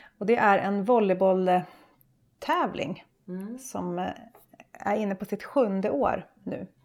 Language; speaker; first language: Swedish; native; Swedish